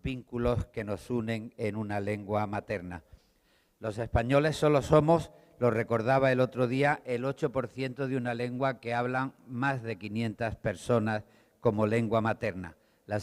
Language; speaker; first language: Spanish; native; Spanish